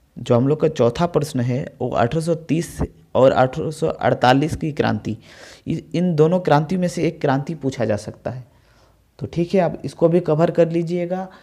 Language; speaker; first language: Hindi; native; Hindi